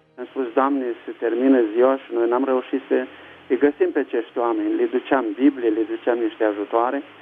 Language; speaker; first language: Romanian; native; Romanian